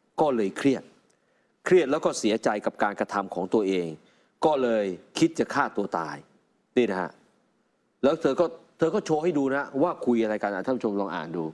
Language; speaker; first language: Thai; native; Thai